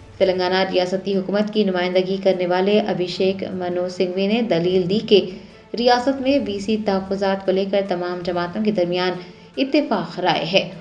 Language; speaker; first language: Urdu; native; Urdu